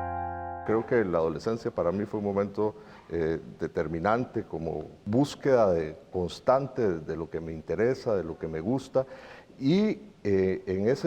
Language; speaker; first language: Spanish; native; Spanish